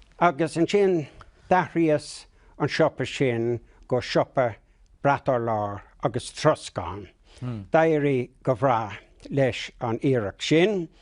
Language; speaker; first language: Irish; non-native, local second language; English